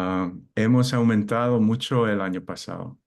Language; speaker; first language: Spanish; non-native, learner; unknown